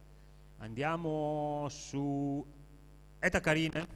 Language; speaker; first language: Italian; native; Italian